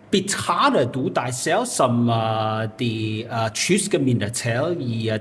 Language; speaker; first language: Danish; non-native, learner; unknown